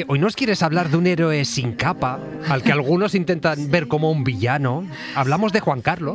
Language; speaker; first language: Spanish; native; Spanish